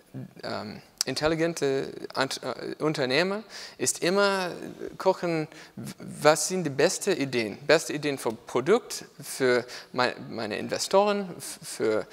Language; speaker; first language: German; non-native, learner; English